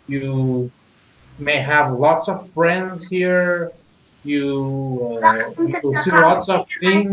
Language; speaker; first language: English; non-native, learner; Persian